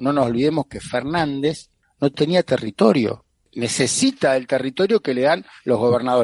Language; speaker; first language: Spanish; native; Spanish